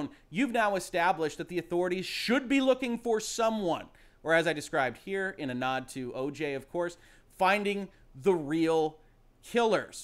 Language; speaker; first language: English; native; English